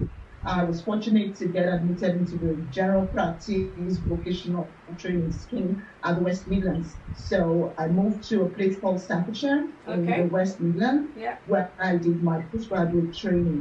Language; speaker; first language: English; non-native, local second language; Yoruba